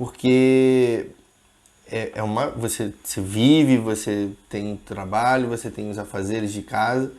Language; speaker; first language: Portuguese; native; Portuguese